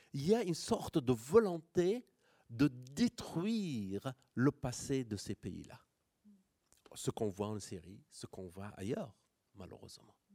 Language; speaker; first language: French; non-native, fluent; Persian